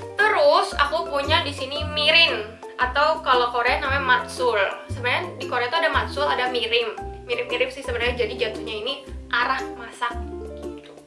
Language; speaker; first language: Indonesian; native; Indonesian